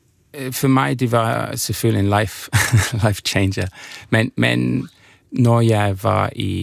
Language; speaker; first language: Danish; non-native, fluent; English